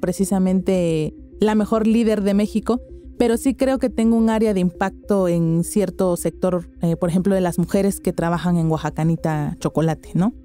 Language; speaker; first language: Spanish; native; Spanish